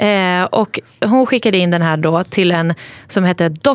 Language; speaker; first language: Swedish; native; Swedish